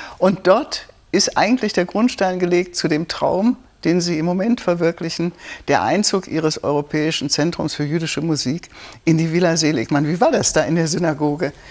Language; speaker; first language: German; native; German